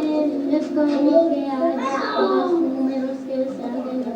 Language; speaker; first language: Spanish; non-native, learner; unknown